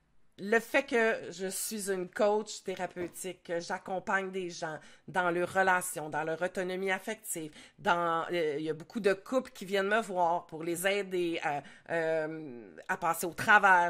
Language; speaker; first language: French; native; French